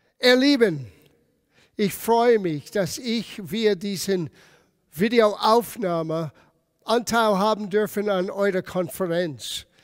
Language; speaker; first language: German; non-native, fluent; English